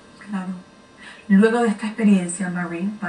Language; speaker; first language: Spanish; native; Spanish